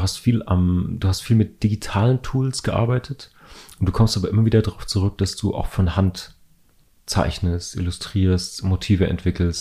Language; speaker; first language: German; native; German